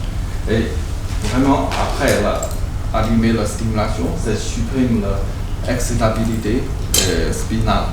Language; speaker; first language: French; non-native, learner; Chinese